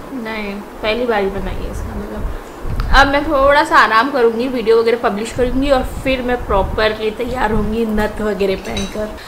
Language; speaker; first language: Hindi; non-native, local second language; Marathi